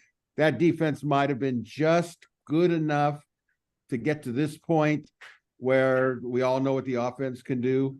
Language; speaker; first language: English; native; English